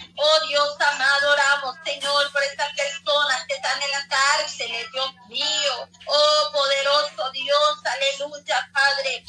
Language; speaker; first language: Spanish; native; Spanish